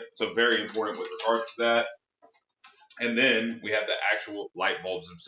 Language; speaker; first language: English; native; English